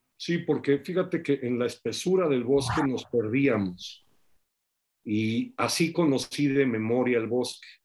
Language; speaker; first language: Spanish; native; Spanish